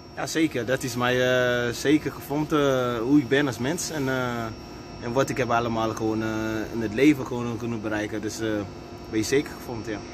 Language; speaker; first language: Dutch; non-native, fluent; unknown